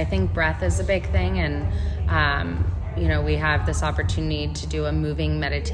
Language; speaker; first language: English; native; English